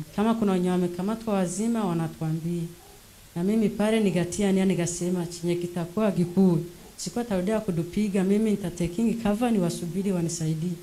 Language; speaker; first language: Swahili; non-native, local second language; Rundi